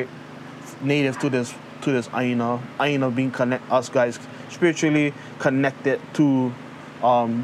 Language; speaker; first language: English; early bilingual, other home language; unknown